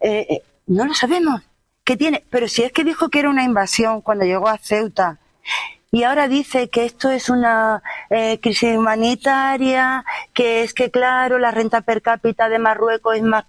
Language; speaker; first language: Spanish; native; Spanish